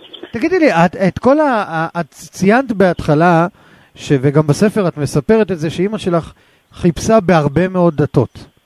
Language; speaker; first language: Hebrew; native; Hebrew